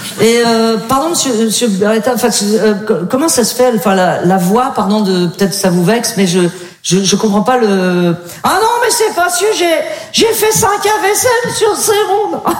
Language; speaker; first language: French; native; French